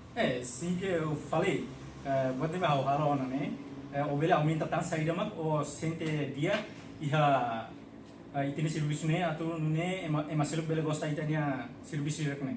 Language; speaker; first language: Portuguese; non-native, local second language; Tetum